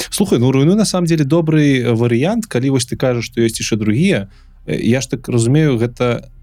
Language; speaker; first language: Belarusian; non-native, local second language; Russian